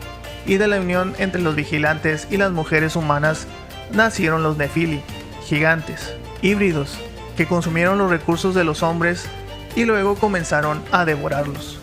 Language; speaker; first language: Spanish; native; Spanish